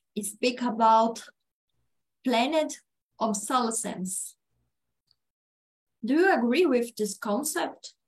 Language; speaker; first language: English; non-native, learner; Portuguese